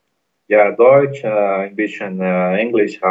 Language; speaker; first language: German; non-native, learner; Portuguese